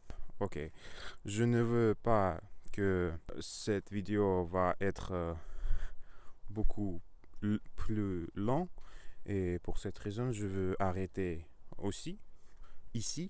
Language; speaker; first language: French; non-native, learner; Russian